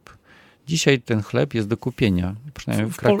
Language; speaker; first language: Polish; non-native, fluent; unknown